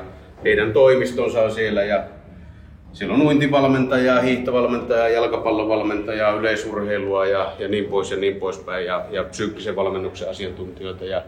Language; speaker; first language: Finnish; native; Finnish